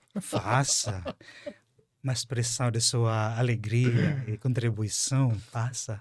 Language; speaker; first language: Portuguese; non-native, fluent; Filipino